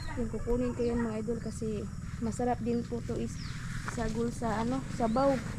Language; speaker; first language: Filipino; native; Filipino